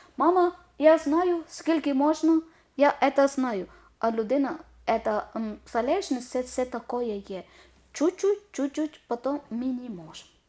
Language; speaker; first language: Ukrainian; non-native, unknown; Malayalam